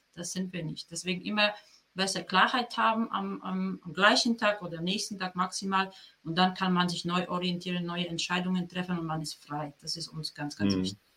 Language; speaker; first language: German; non-native, fluent; Polish